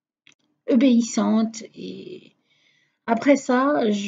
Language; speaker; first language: French; non-native, fluent; Portuguese